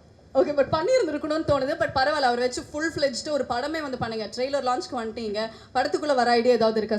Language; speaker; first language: Tamil; native; Tamil